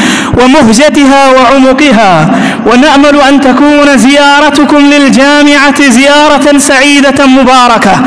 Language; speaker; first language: Arabic; non-native, fluent; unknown